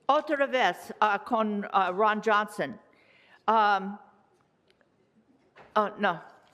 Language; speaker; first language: Spanish; non-native, learner; English